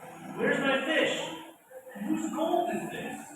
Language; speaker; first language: English; non-native, learner; Indonesian